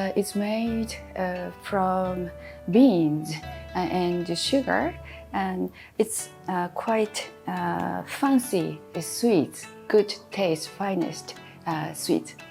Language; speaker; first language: English; non-native, fluent; Japanese